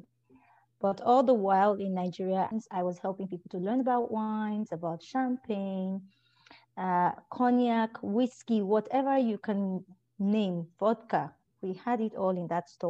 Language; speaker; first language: English; non-native, local second language; Igbo